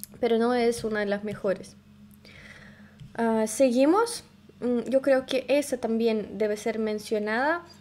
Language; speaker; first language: Spanish; non-native, fluent; Russian